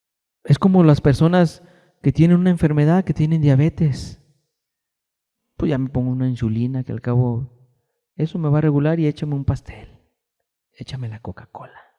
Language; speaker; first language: Spanish; native; Spanish